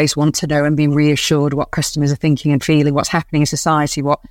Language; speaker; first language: English; native; English